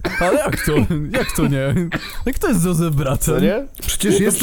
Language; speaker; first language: Polish; native; Polish